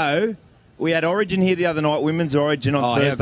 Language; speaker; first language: English; native; English